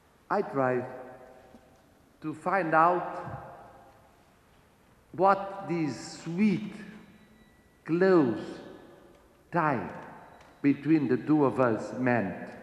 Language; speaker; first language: English; non-native, fluent; Portuguese